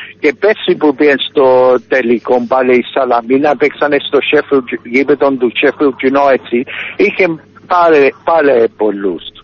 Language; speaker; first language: Greek; early bilingual, heritage; Greek